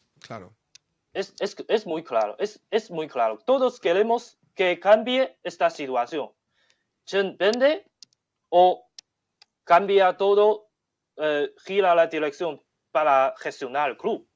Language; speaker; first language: Spanish; non-native, learner; Chinese